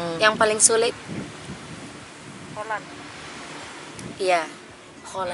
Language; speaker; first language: Indonesian; non-native, local second language; Sasak